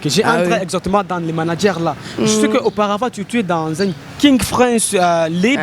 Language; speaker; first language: French; non-native, local second language; Rundi